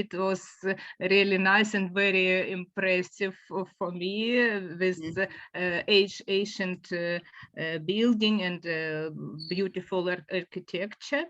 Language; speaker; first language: English; non-native, learner; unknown